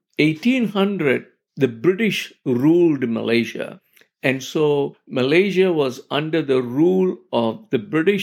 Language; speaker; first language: English; non-native, local second language; Tamil